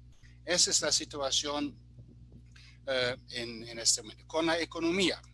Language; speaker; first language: Spanish; non-native, fluent; German